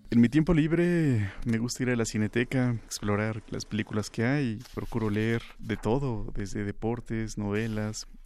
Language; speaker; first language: Spanish; native; Spanish